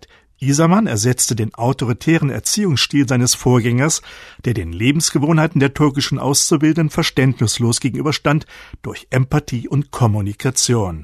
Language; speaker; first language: German; native; German